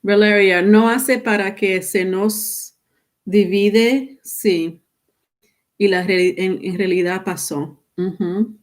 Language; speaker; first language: Spanish; early bilingual, heritage; Spanish